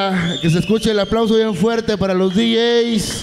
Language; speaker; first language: Spanish; native; Spanish